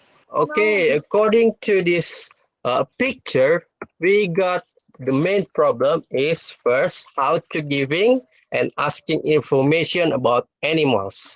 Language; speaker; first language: English; non-native, fluent; Indonesian